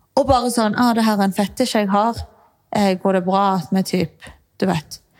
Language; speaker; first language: Norwegian; early bilingual, other home language; Arabic